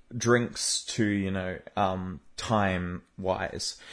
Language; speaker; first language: English; native; English